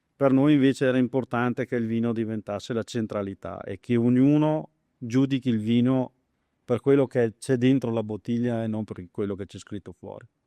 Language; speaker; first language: Italian; native; Italian